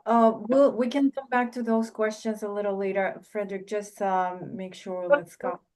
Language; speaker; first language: English; non-native, learner; Russian